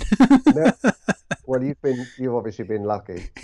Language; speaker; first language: English; native; English